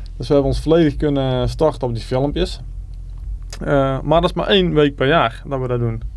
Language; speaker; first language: Dutch; native; Dutch